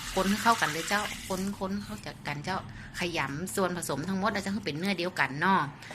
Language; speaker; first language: Thai; native; Thai